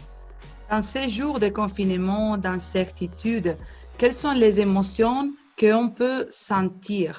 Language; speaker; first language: French; non-native, fluent; Spanish